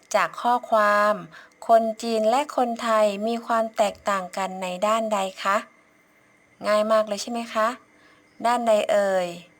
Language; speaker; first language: Thai; native; Thai